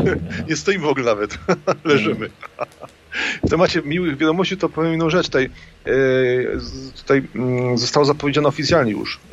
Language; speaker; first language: Polish; native; Polish